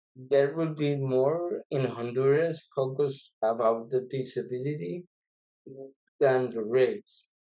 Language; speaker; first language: English; non-native, fluent; Spanish